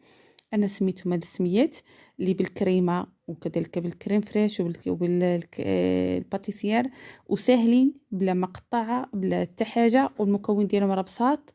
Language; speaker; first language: Arabic; native; Arabic